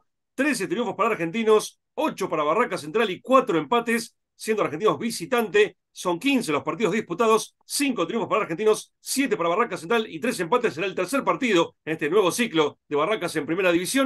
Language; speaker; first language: Spanish; native; Spanish